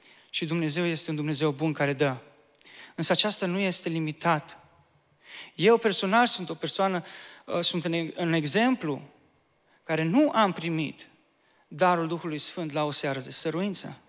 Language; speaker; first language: Romanian; native; Romanian